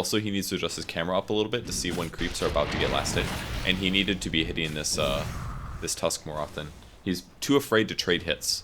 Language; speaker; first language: English; native; English